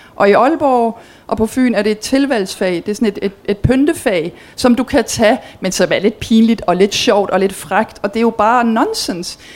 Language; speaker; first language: Danish; early bilingual, heritage; Danish